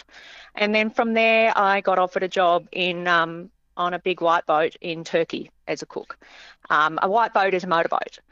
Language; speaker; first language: English; native; English